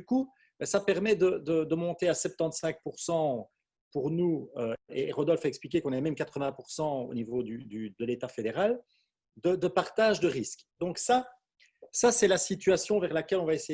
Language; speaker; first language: French; native; French